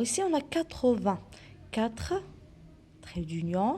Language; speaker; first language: French; non-native, local second language; Arabic